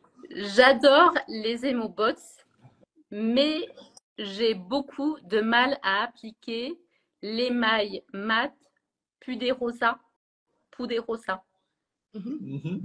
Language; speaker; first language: French; native; French